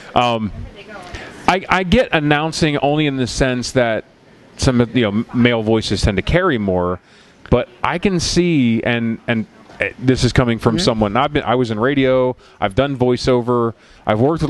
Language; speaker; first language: English; native; English